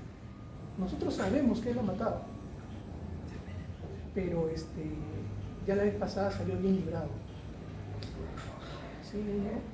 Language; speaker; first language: Spanish; native; Spanish